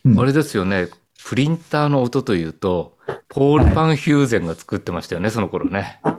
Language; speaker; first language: Japanese; native; Japanese